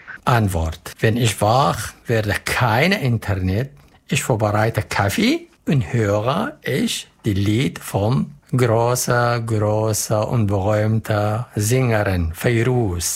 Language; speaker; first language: German; non-native, learner; Arabic